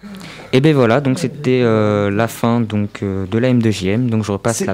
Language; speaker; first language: French; native; French